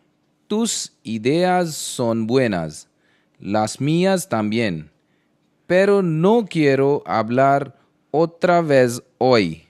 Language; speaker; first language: Spanish; non-native, learner; Hindi